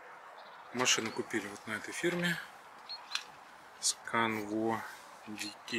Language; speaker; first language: Russian; native; Russian